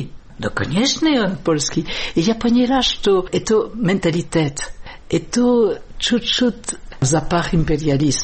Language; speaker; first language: Russian; non-native, learner; French